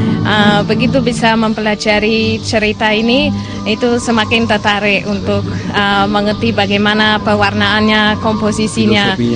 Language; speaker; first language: Indonesian; non-native, fluent; English